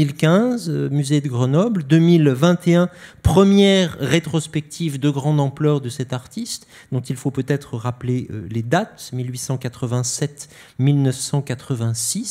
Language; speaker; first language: French; native; French